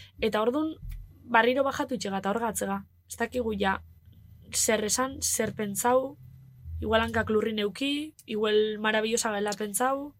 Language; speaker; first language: Basque; native; Basque